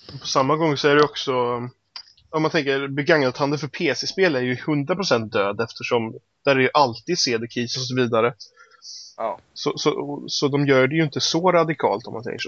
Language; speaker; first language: Swedish; native; Swedish